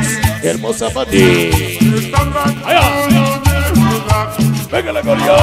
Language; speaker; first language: Spanish; native; Spanish